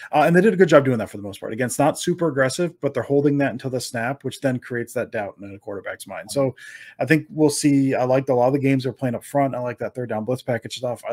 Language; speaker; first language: English; native; English